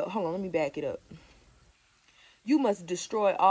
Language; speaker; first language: English; native; English